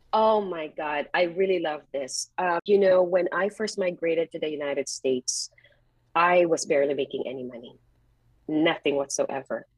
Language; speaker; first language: English; non-native, local second language; Filipino